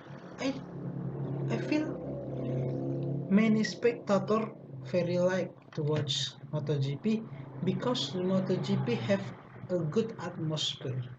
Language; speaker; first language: English; non-native, learner; Indonesian